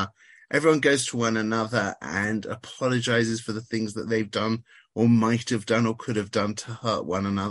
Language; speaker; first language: English; native; English